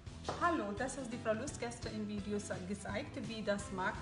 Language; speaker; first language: German; non-native, learner; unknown